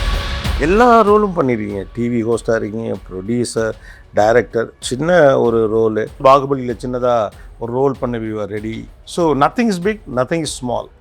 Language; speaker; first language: Tamil; native; Tamil